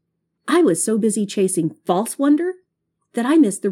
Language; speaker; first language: English; native; English